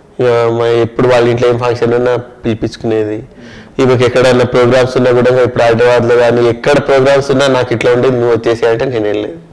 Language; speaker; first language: Telugu; non-native, local second language; Kannada